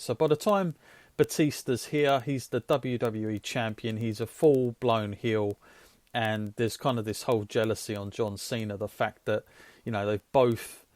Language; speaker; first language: English; native; English